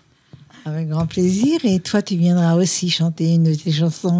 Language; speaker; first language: French; native; French